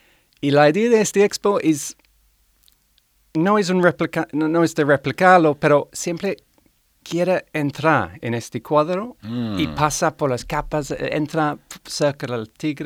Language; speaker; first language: Spanish; non-native, learner; English